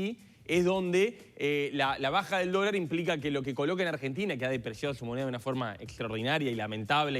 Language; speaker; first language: Spanish; native; Spanish